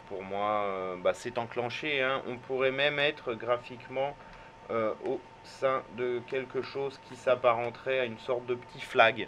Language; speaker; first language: French; native; French